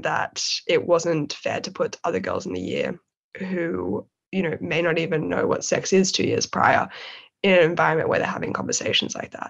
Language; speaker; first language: English; native; English